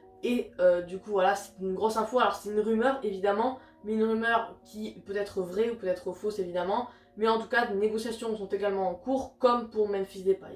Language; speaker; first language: French; native; French